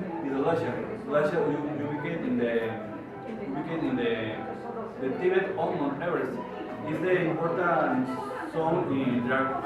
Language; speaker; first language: English; non-native, learner; Spanish